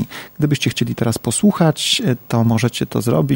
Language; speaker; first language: Polish; native; Polish